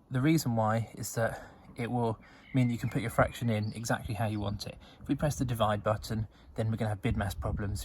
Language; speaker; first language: English; native; English